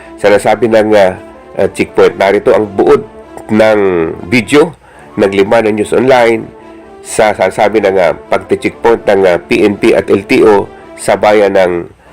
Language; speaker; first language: Filipino; non-native, local second language; Bikol